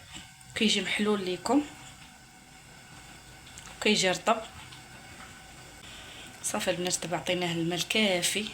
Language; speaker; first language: Arabic; native; Arabic